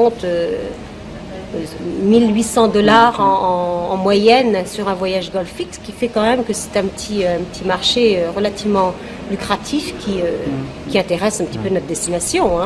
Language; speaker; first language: French; native; French